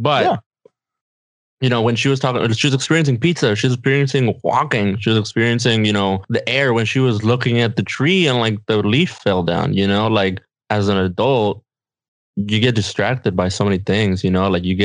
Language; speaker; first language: English; non-native, fluent; Spanish